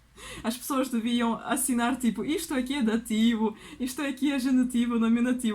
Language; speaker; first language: Portuguese; non-native, fluent; Russian